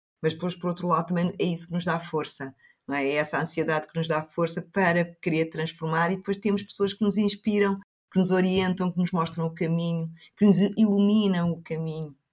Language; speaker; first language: Portuguese; early bilingual, other home language; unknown